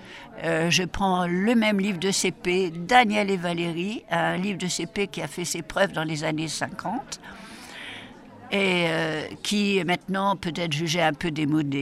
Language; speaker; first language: French; native; French